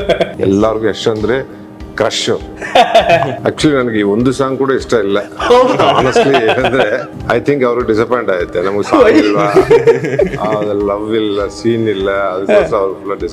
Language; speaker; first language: Kannada; non-native, learner; Tamil